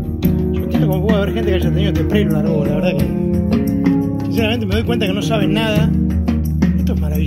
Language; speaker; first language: Spanish; native; Spanish